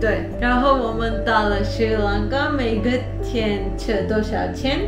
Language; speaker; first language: Chinese; non-native, learner; Armenian